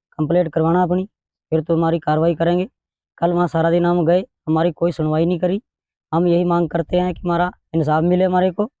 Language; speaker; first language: Hindi; non-native, local second language; Punjabi